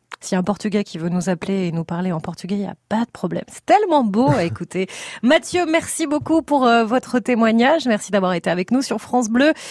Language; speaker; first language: French; native; French